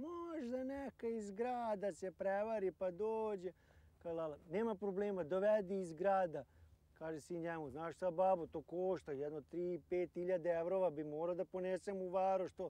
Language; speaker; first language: Croatian; native; Croatian